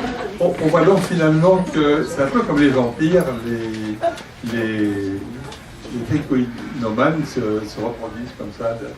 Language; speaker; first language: French; native; French